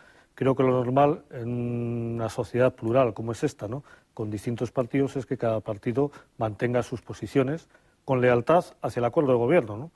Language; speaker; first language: Spanish; native; Spanish